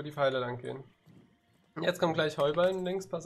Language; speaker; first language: German; native; German